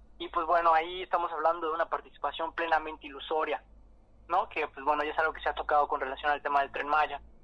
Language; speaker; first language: Spanish; native; Spanish